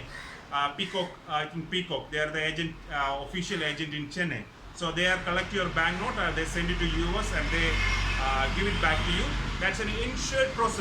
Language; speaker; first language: English; non-native, local second language; Malayalam